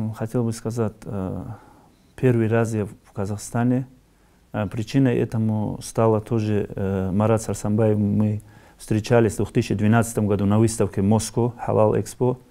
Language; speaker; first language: Russian; non-native, local second language; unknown